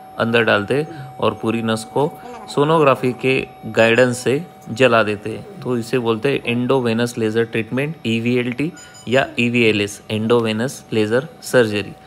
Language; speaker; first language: Hindi; non-native, local second language; Marathi